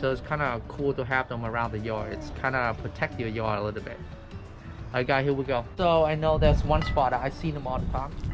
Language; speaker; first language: English; non-native, fluent; Vietnamese